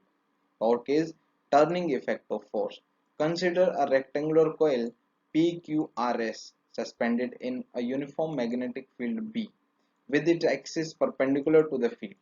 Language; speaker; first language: English; non-native, local second language; Hindi